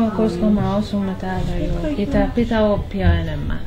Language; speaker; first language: Finnish; non-native, learner; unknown